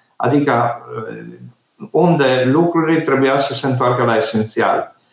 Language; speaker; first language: Romanian; non-native, fluent; Italian